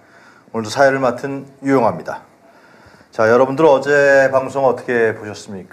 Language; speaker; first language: Korean; native; Korean